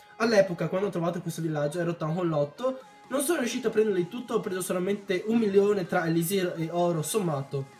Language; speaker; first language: Italian; early bilingual, other home language; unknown